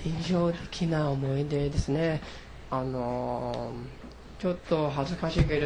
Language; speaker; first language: Japanese; non-native, fluent; Chinese